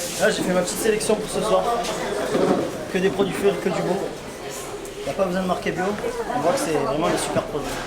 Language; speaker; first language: French; native; French